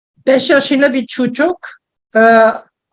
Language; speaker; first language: Turkish; non-native, learner; German